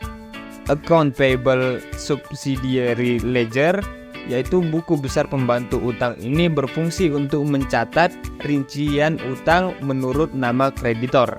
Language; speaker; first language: Indonesian; native; Indonesian